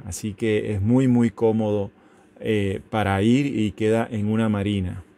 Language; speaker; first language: Spanish; native; Spanish